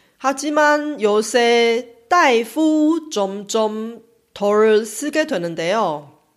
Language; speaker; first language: Korean; non-native, fluent; Chinese